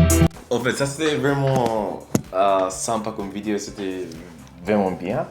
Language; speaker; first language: French; non-native, fluent; English